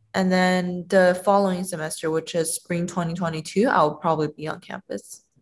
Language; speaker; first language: English; non-native, fluent; Chinese